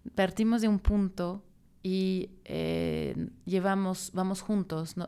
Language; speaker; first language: Spanish; non-native, fluent; French